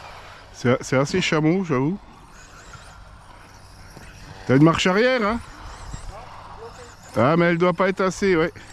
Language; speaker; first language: French; native; French